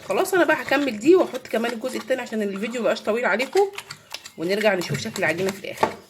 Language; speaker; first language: Arabic; native; Arabic